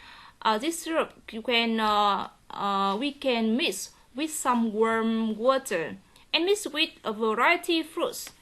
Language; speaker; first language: English; non-native, learner; Vietnamese